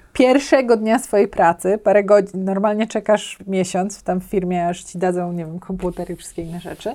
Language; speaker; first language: Polish; native; Polish